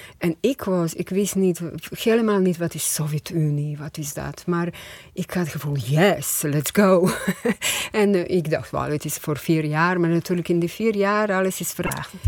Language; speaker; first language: Dutch; non-native, fluent; Croatian